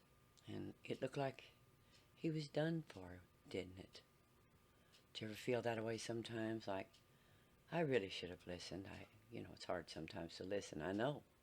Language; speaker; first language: English; native; English